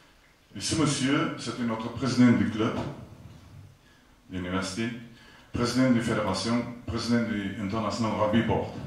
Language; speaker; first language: French; non-native, fluent; Afrikaans